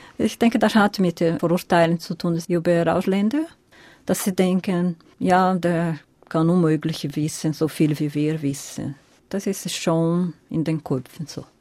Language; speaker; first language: German; non-native, fluent; Portuguese